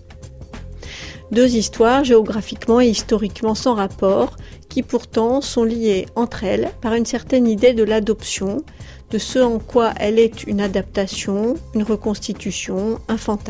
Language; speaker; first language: French; native; French